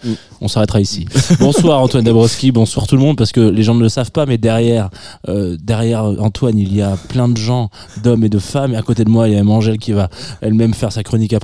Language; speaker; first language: French; native; French